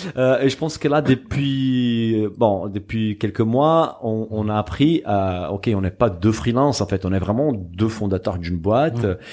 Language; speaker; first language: French; non-native, fluent; Portuguese